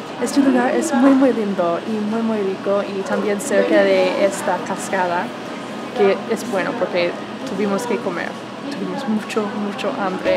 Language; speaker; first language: Spanish; non-native, fluent; English